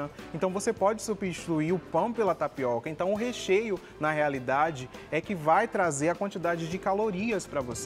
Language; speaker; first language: Portuguese; native; Portuguese